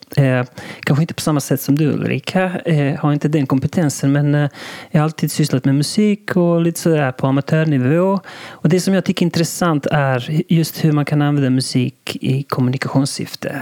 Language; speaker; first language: Swedish; non-native, local second language; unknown